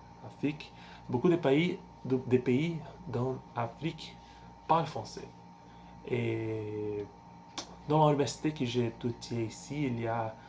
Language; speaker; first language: French; non-native, learner; Portuguese